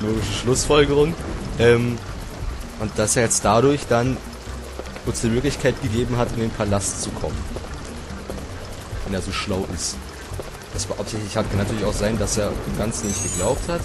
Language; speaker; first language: German; native; German